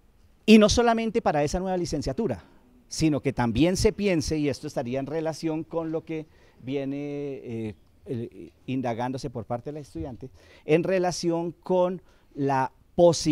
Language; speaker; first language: Spanish; native; Spanish